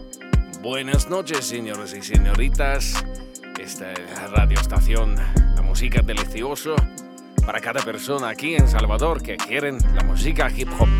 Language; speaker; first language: Spanish; non-native, learner; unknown